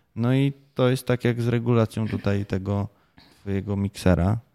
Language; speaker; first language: Polish; native; Polish